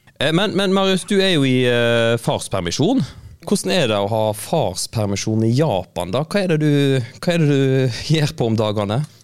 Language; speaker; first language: Norwegian; native; Norwegian